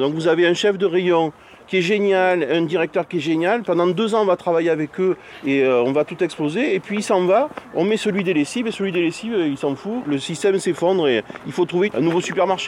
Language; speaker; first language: French; native; French